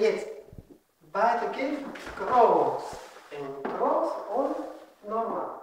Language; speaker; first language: German; non-native, fluent; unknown